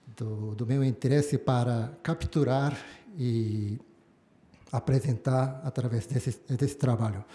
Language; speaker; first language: Portuguese; non-native, fluent; Japanese